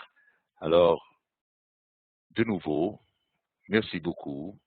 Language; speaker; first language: French; non-native, fluent; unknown